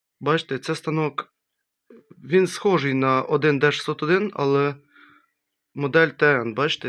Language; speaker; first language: Ukrainian; native; Ukrainian